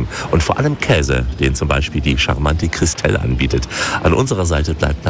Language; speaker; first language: German; native; German